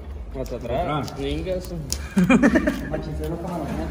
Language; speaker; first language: Spanish; native; Spanish